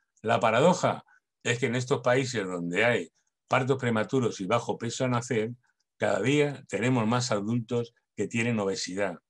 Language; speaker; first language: Spanish; native; Spanish